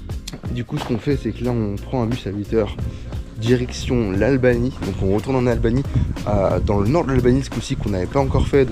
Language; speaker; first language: French; native; French